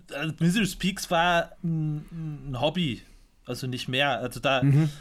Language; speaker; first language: German; native; German